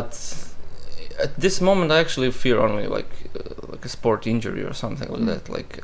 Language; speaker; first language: English; non-native, fluent; Croatian